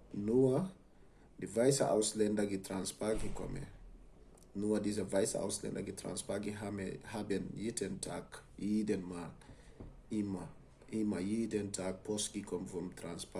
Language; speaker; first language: German; non-native, learner; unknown